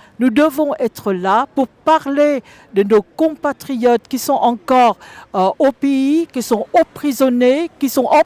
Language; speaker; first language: French; non-native, fluent; Vietnamese